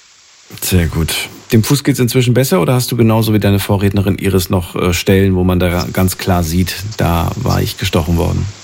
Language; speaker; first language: German; native; German